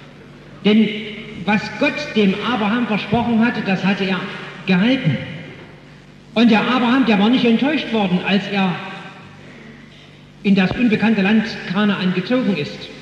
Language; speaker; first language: German; native; German